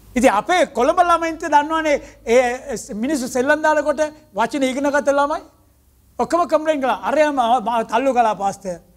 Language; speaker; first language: Sinhala; non-native, local second language; Tamil